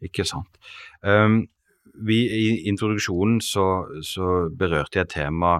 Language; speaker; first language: Norwegian; native; Norwegian